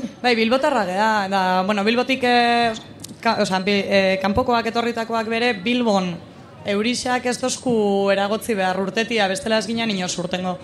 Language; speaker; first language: Basque; native; Basque